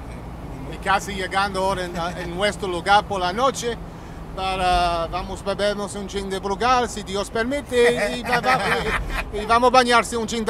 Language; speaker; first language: Spanish; early bilingual, heritage; Spanish